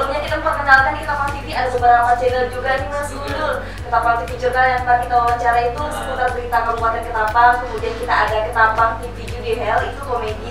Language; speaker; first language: Indonesian; native; Indonesian